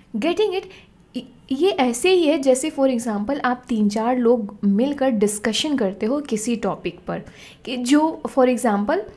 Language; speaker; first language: Hindi; native; Hindi